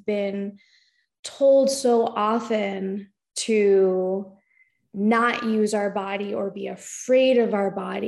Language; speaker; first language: English; native; English